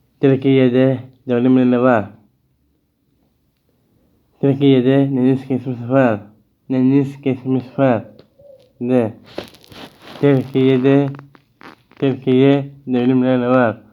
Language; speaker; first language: Turkish; early bilingual, heritage; Turkish